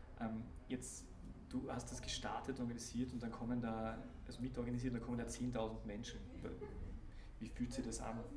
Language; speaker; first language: German; native; German